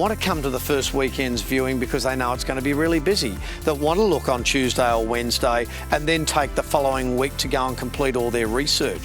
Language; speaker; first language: English; native; English